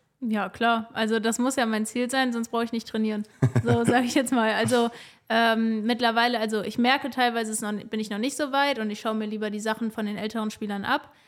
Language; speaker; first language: German; native; German